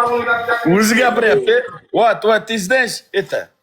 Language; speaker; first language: Russian; non-native, learner; Uzbek